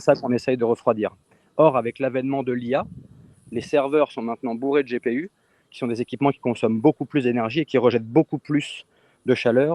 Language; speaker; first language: French; native; French